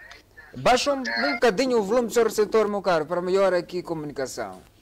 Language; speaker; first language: Portuguese; native; Portuguese